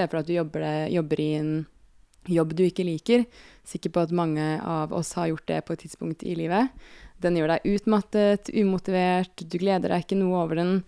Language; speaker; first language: Norwegian; native; Norwegian